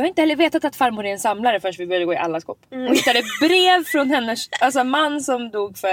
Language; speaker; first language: Swedish; native; Swedish